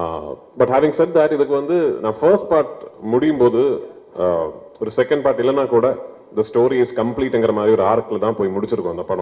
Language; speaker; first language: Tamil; non-native, local second language; Malayalam